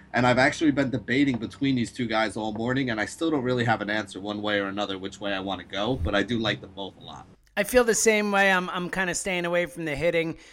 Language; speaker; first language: English; native; English